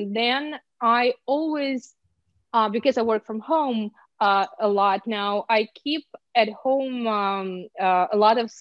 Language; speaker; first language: English; non-native, fluent; Ukrainian